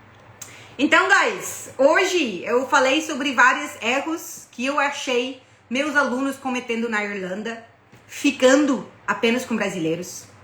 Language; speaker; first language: Portuguese; non-native, fluent; English